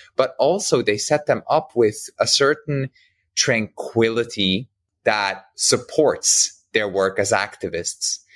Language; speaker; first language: English; non-native, fluent; German